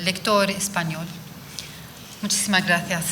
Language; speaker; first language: Spanish; non-native, fluent; Arabic